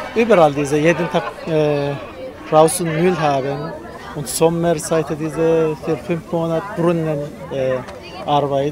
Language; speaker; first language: German; non-native, learner; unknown